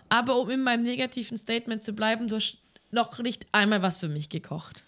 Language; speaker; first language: German; native; German